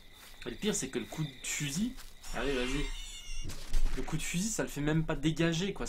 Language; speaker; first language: French; native; French